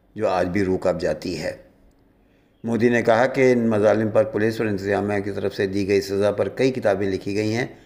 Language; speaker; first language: Urdu; native; Urdu